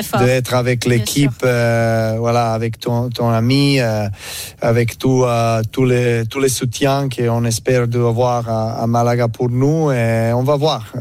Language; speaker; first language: French; non-native, learner; Serbian